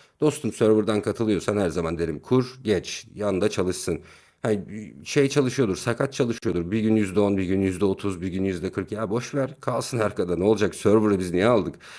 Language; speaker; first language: Turkish; native; Turkish